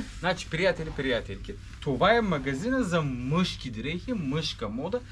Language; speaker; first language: Bulgarian; non-native, local second language; Turkish